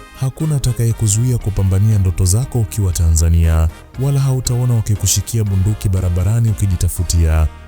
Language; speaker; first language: Swahili; native; Swahili